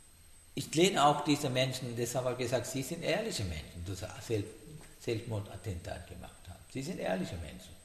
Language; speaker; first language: German; non-native, learner; Sinhala